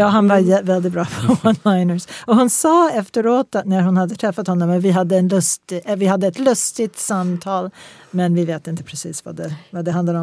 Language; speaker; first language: Swedish; non-native, fluent; English